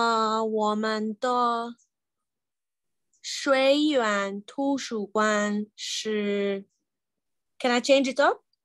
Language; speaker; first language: Chinese; non-native, learner; English